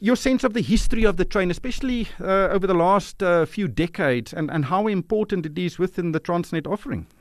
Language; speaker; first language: English; non-native, local second language; Afrikaans